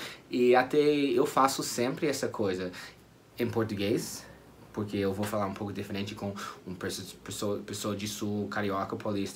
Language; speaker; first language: Portuguese; non-native, fluent; English